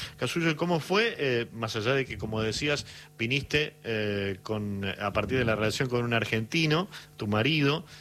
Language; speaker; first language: Spanish; native; Spanish